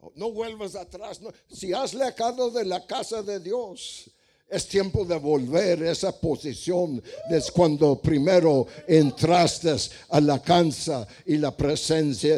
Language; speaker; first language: Spanish; non-native, fluent; English